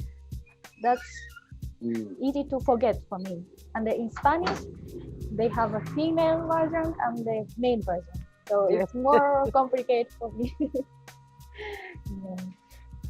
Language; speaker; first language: English; non-native, fluent; Japanese